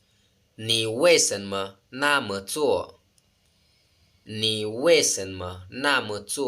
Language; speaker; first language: Chinese; non-native, fluent; Lao